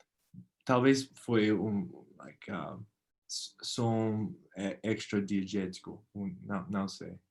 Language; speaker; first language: Portuguese; non-native, learner; English